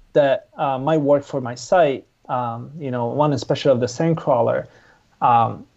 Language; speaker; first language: English; non-native, fluent; Italian